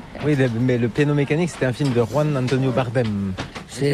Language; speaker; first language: French; native; French